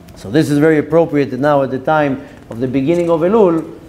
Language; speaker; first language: English; non-native, fluent; Hebrew